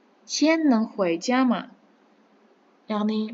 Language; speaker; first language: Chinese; non-native, fluent; Kazakh